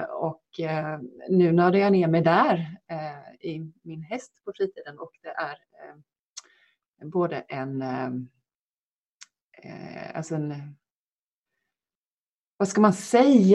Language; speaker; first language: Swedish; native; Swedish